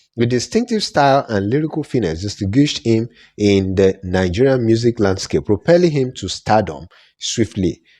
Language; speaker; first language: English; non-native, local second language; Yoruba